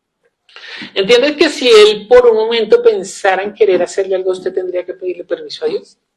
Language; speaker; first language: Spanish; native; Spanish